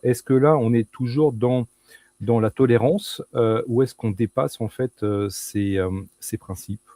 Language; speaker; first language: French; native; French